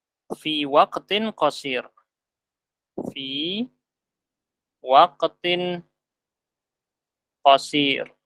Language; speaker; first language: Arabic; non-native, fluent; Indonesian